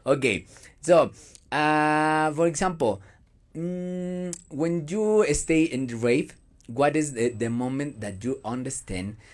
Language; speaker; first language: English; non-native, learner; Spanish